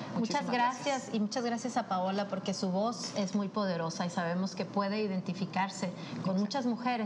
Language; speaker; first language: Spanish; native; Spanish